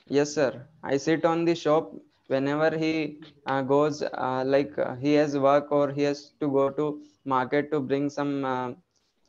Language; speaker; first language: English; non-native, local second language; Hindi